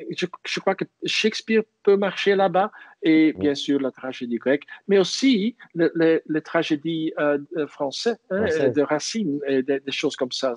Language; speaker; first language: French; non-native, fluent; Dutch